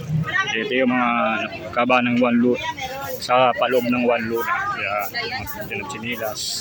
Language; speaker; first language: Filipino; native; Filipino